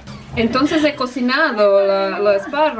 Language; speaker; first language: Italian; non-native, learner; Portuguese